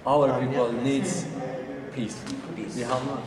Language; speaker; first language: English; non-native, learner; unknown